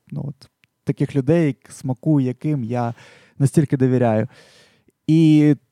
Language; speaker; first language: Ukrainian; non-native, local second language; Russian